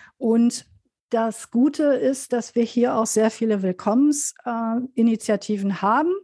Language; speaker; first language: German; native; German